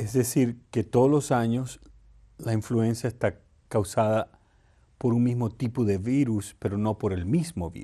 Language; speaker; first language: Spanish; native; Spanish